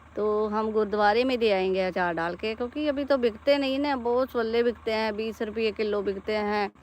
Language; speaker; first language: Hindi; non-native, local second language; Punjabi